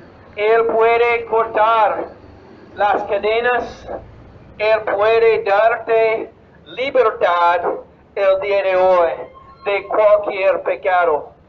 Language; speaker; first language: Spanish; non-native, fluent; English